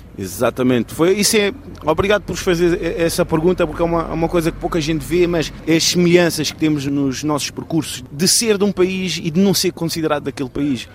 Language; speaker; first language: Portuguese; early bilingual, heritage; Portuguese